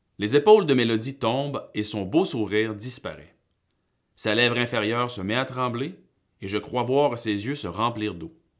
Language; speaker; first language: French; native; French